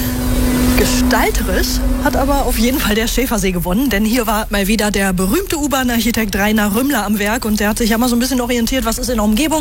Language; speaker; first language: German; native; German